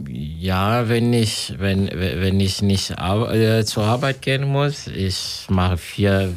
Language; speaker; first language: German; non-native, learner; Kinyarwanda